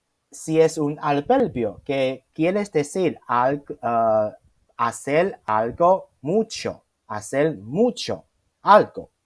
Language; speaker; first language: Spanish; non-native, fluent; Chinese